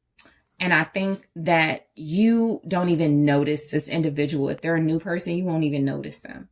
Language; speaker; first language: English; native; English